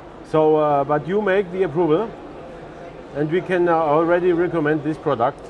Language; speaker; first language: English; non-native, fluent; German